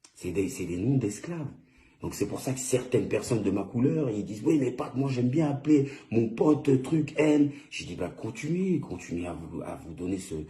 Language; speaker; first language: French; early bilingual, other home language; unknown